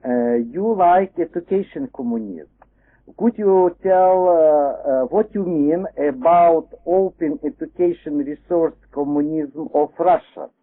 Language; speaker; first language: English; non-native, learner; Lithuanian